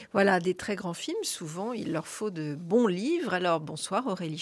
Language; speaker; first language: French; native; French